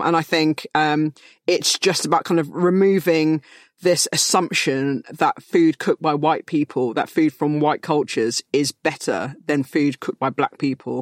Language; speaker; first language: English; native; English